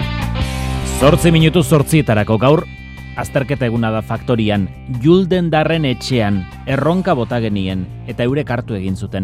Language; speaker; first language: Basque; native; Basque